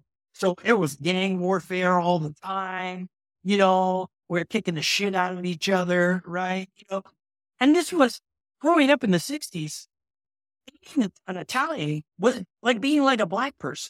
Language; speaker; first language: English; native; English